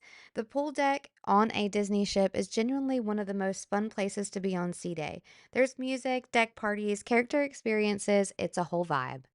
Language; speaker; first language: English; native; English